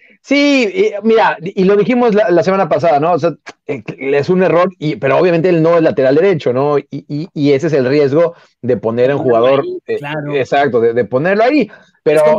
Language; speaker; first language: Spanish; native; Spanish